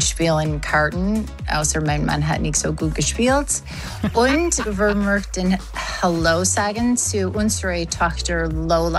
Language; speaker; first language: German; non-native, learner; English